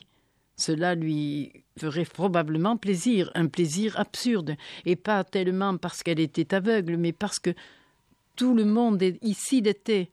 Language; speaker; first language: French; native; French